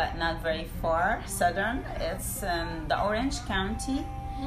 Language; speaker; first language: English; non-native, fluent; Arabic